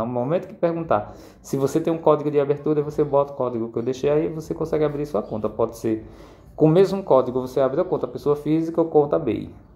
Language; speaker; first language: Portuguese; native; Portuguese